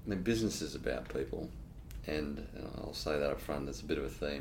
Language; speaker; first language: English; native; English